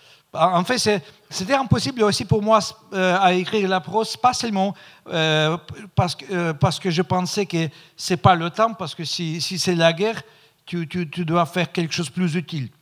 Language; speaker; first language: French; non-native, fluent; Russian